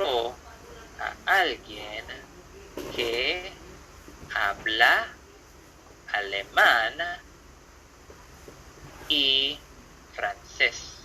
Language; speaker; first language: Spanish; non-native, fluent; Filipino